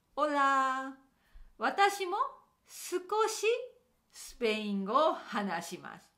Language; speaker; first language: Japanese; native; Japanese